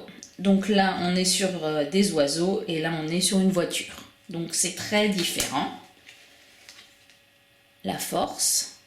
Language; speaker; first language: French; native; French